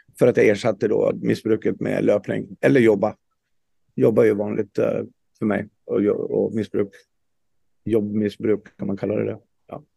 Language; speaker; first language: Swedish; native; Swedish